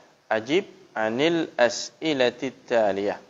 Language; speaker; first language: Arabic; non-native, fluent; Indonesian